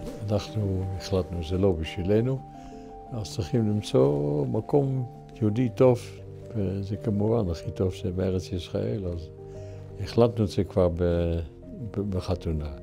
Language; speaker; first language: Hebrew; non-native, fluent; Dutch